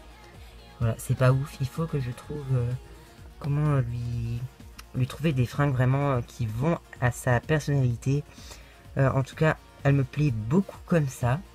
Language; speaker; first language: French; native; French